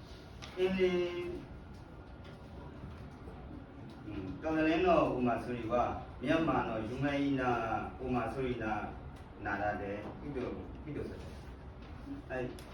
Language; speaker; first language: Japanese; non-native, learner; Burmese